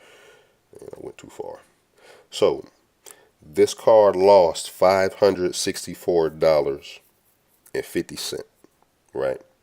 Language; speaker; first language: English; native; English